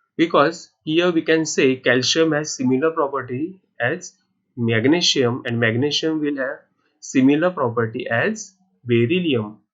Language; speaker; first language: English; non-native, local second language; Marathi